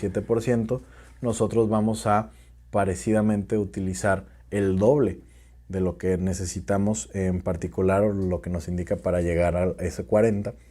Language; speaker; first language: Spanish; native; Spanish